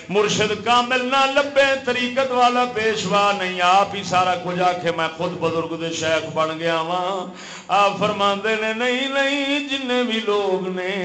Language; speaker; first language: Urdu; non-native, local second language; Punjabi